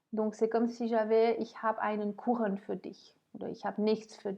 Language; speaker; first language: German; non-native, fluent; French